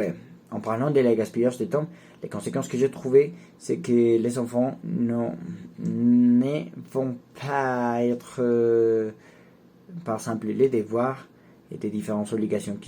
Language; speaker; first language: French; non-native, learner; Spanish